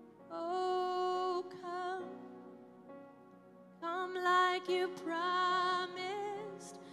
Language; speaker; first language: English; early bilingual, other home language; Spanish